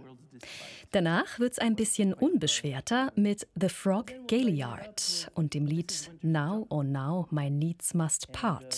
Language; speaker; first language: German; native; German